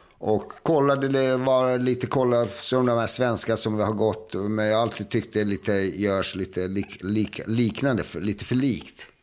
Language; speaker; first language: Swedish; early bilingual, other home language; Serbian